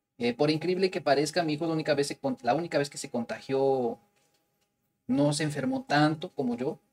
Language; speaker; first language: Spanish; native; Spanish